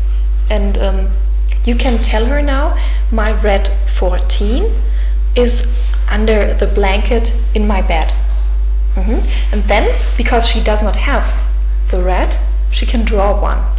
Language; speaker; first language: English; non-native, fluent; German